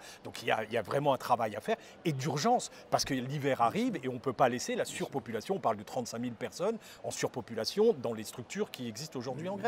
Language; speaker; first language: French; native; French